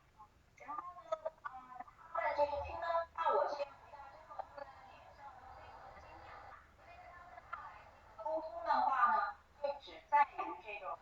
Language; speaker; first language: Chinese; native; Chinese